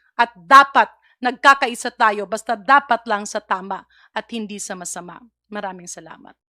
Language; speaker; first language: Filipino; non-native, local second language; Cebuano